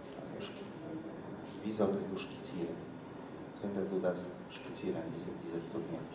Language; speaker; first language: German; non-native, learner; Polish